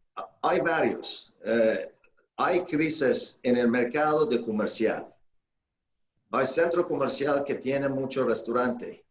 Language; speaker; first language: Spanish; non-native, fluent; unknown